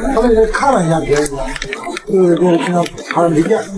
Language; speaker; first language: Chinese; native; Chinese